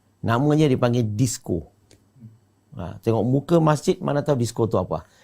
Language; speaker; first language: Malay; non-native, local second language; Chinese